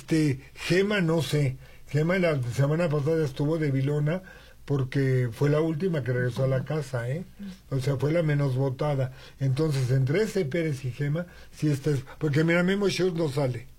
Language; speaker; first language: Spanish; native; Spanish